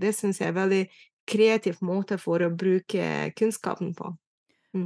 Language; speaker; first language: Norwegian; non-native, fluent; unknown